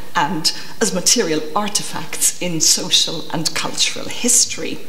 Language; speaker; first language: English; native; English